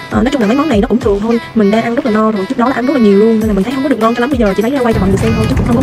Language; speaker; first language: Vietnamese; native; Vietnamese